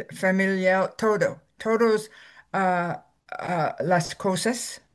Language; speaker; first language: Spanish; non-native, learner; English